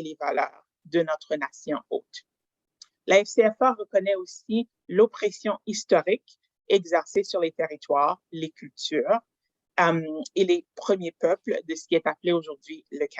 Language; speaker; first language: French; native; French